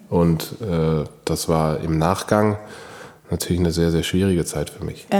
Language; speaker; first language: German; native; German